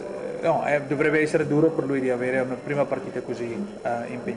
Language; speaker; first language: Italian; non-native, learner; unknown